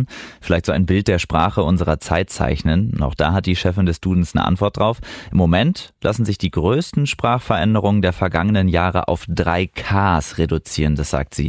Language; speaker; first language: German; native; German